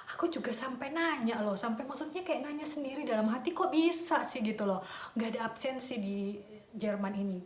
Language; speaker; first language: Indonesian; native; Indonesian